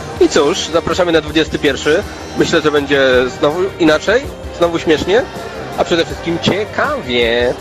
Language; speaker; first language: Polish; native; Polish